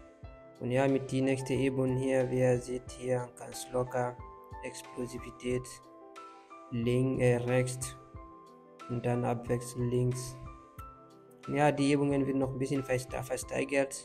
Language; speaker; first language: German; non-native, learner; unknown